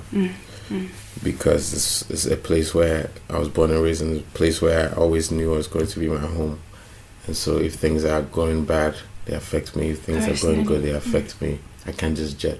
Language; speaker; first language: English; non-native, local second language; Akan